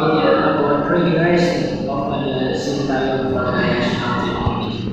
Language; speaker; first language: English; non-native, learner; Indonesian